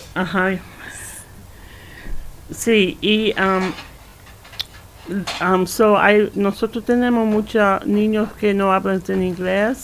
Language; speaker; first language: Spanish; early bilingual, heritage; Spanish